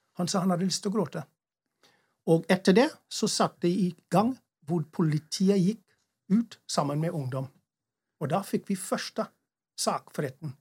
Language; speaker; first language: Norwegian; non-native, fluent; English